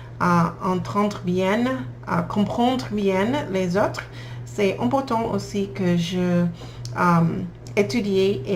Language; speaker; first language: French; non-native, learner; English